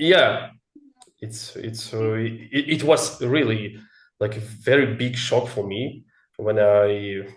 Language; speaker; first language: English; non-native, learner; Russian